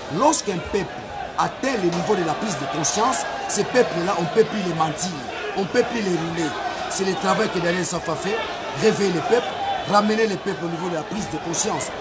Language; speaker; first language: French; non-native, local second language; Lingala